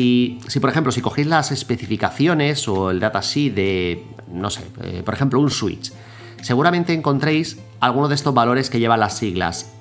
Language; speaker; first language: Spanish; native; Spanish